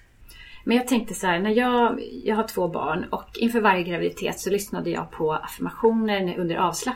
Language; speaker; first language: Swedish; native; Swedish